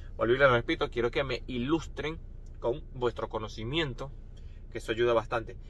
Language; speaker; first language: Spanish; native; Spanish